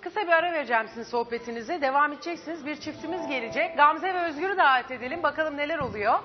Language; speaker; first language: Turkish; native; Turkish